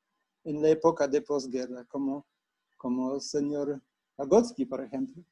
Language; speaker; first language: Spanish; non-native, fluent; Polish